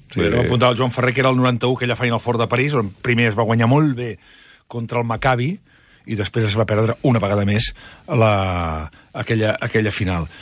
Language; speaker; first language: Catalan; native; Catalan